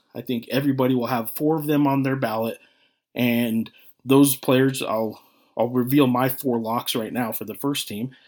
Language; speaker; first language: English; native; English